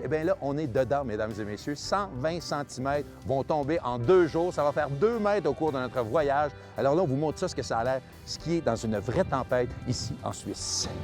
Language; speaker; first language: French; native; French